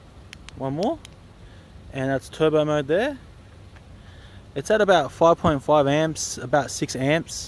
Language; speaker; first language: English; native; English